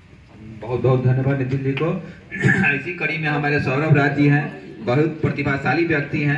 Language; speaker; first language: Hindi; native; Hindi